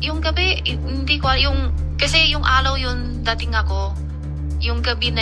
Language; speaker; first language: Filipino; non-native, learner; Chinese